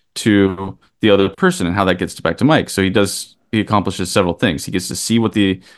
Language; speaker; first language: English; native; English